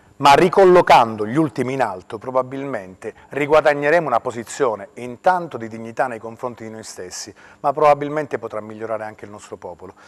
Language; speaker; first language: Italian; native; Italian